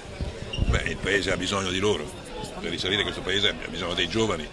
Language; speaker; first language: Italian; native; Italian